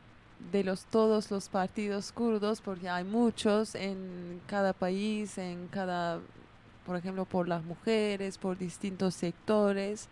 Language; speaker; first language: Spanish; non-native, fluent; Kurdish